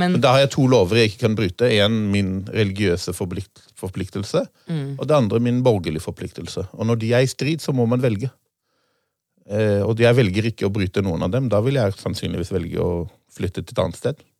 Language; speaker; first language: Norwegian; non-native, fluent; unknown